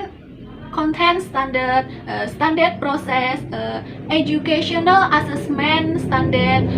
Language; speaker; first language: English; non-native, learner; Indonesian